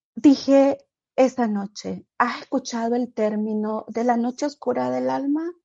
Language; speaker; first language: Spanish; native; Spanish